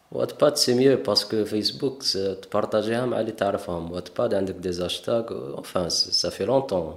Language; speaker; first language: French; non-native, local second language; Arabic